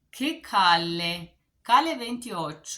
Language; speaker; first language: Spanish; non-native, learner; Bulgarian